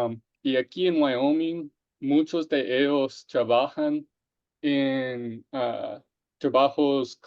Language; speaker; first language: Spanish; non-native, fluent; English